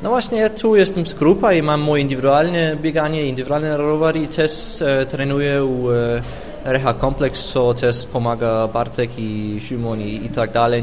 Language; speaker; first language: Polish; non-native, fluent; Danish